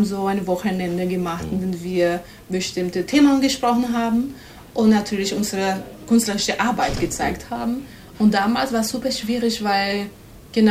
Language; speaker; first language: German; non-native, fluent; Portuguese